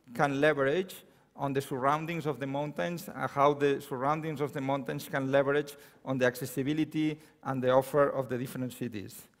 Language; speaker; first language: English; non-native, fluent; Catalan